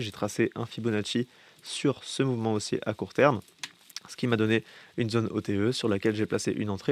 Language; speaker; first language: French; native; French